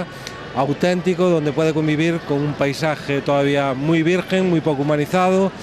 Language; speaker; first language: Spanish; native; Spanish